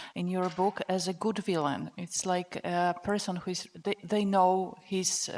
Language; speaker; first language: English; non-native, fluent; Polish